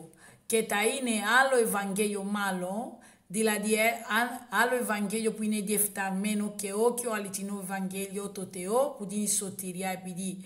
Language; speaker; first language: Greek; non-native, learner; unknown